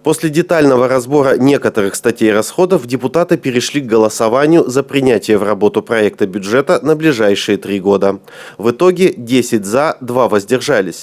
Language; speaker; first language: Russian; native; Russian